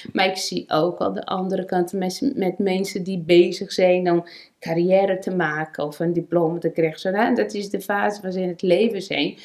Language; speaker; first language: Dutch; non-native, fluent; Portuguese